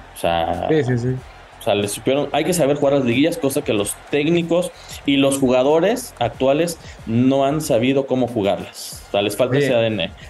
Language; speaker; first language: Spanish; native; Spanish